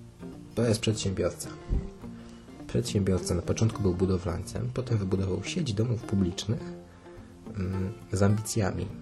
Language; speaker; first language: Polish; native; Polish